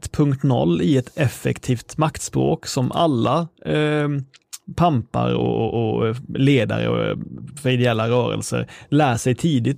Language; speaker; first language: Swedish; native; Swedish